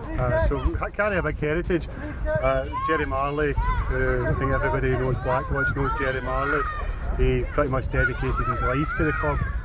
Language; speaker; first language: English; native; English